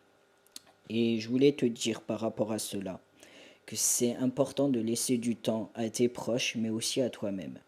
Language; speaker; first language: French; native; French